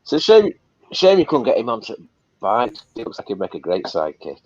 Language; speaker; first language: English; native; English